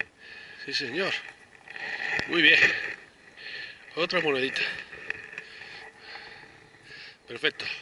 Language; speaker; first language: Spanish; native; Spanish